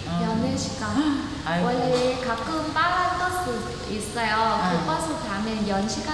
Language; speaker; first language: Korean; non-native, learner; Vietnamese